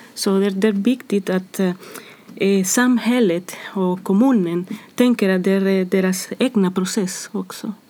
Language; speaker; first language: Swedish; non-native, fluent; Spanish